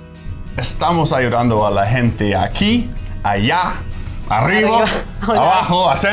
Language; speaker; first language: Spanish; non-native, fluent; English